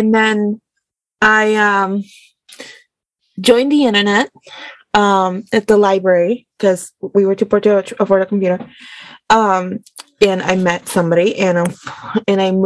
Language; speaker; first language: English; early bilingual, other home language; Spanish